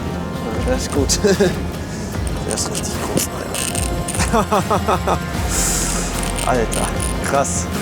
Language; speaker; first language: German; native; German